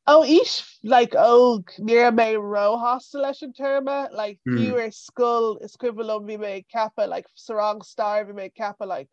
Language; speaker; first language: Irish; non-native, local second language; English